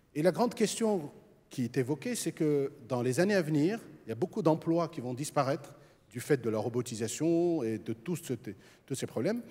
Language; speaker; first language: French; non-native, local second language; Arabic